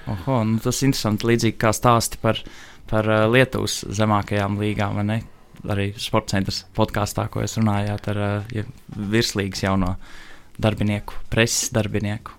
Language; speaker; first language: Latvian; native; Latvian